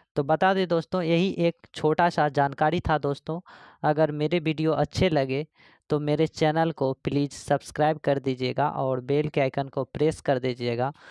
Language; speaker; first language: Hindi; native; Hindi